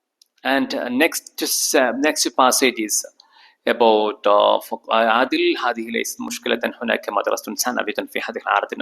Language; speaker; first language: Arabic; non-native, fluent; Malayalam